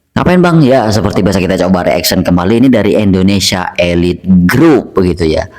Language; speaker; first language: Indonesian; native; Indonesian